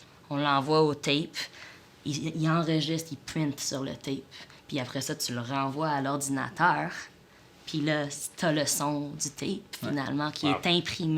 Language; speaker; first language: French; native; French